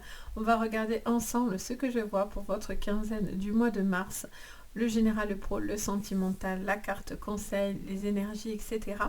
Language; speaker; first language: French; native; French